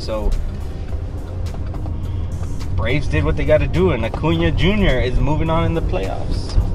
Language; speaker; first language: English; native; English